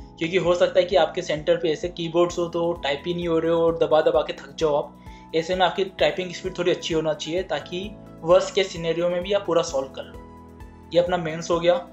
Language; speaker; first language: Hindi; native; Hindi